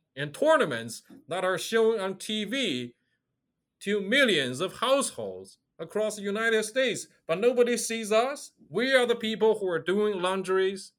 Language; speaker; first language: English; non-native, fluent; Chinese